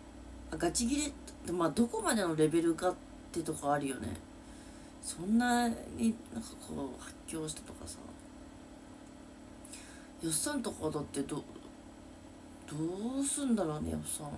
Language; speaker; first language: Japanese; native; Japanese